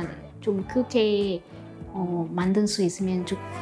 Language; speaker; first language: Korean; non-native, fluent; Vietnamese